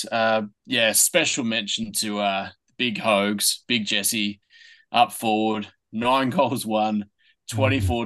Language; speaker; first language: English; native; English